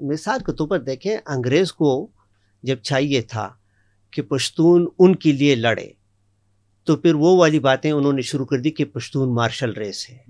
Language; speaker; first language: Urdu; non-native, local second language; Pashto